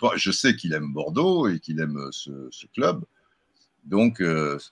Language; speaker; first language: French; native; French